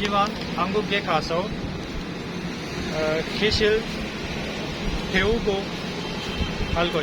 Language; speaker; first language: Korean; non-native, learner; Punjabi